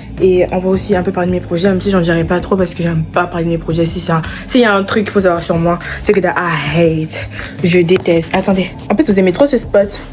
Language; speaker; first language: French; non-native, local second language; Lingala